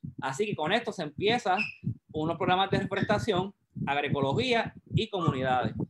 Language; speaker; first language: Spanish; native; Spanish